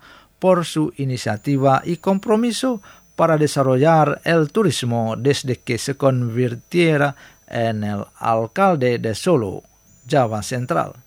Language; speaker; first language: Spanish; non-native, fluent; Indonesian